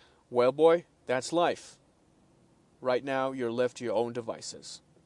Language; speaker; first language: English; non-native, fluent; Persian